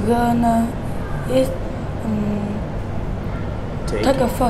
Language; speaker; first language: English; non-native, learner; Vietnamese